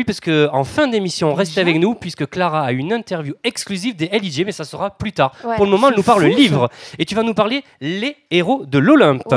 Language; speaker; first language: French; native; French